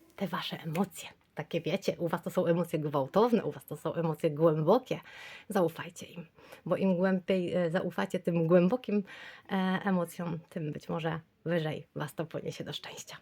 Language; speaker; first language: Polish; native; Polish